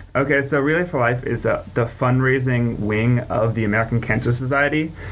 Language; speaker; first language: English; native; English